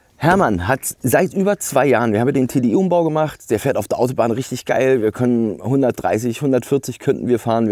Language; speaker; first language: German; native; German